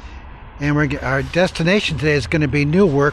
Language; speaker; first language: English; native; English